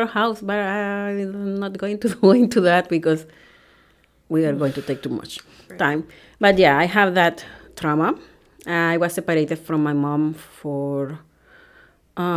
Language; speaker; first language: English; non-native, fluent; Spanish